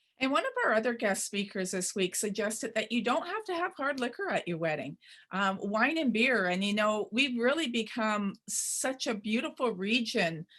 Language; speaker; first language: English; native; English